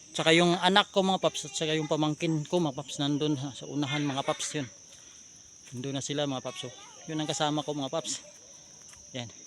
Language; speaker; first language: Filipino; non-native, local second language; Cebuano